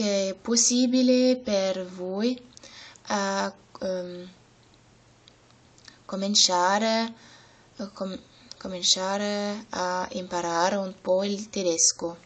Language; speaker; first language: Italian; non-native, learner; German